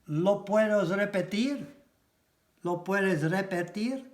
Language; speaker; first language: Spanish; non-native, fluent; English